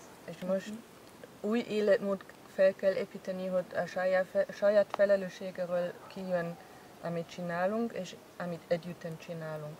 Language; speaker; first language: Hungarian; non-native, learner; German